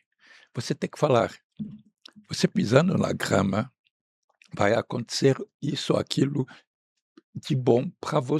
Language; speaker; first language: Portuguese; non-native, fluent; Arabic